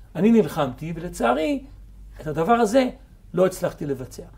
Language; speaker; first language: Hebrew; native; Hebrew